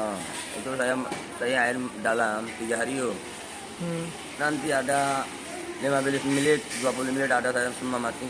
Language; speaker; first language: Indonesian; non-native, learner; Rohingya